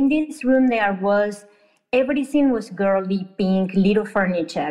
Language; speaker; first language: English; non-native, fluent; Spanish